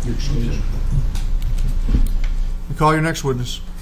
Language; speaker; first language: English; native; English